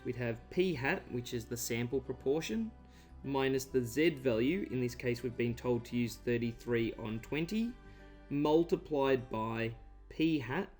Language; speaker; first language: English; native; English